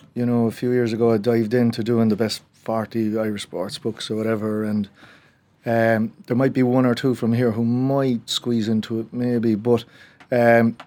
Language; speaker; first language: English; native; English